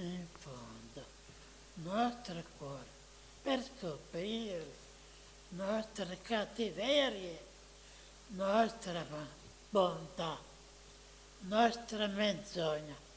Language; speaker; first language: Italian; non-native, fluent; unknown